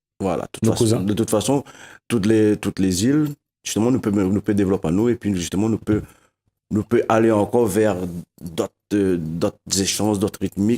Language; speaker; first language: French; non-native, local second language; Réunion Creole French